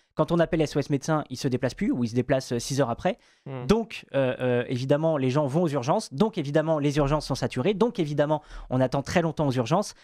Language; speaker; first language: French; native; French